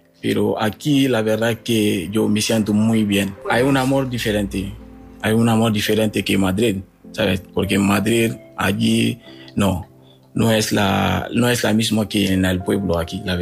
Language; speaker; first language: Spanish; non-native, learner; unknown